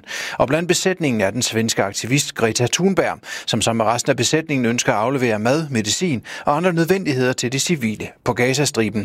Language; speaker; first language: Danish; native; Danish